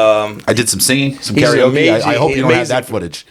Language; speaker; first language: English; native; English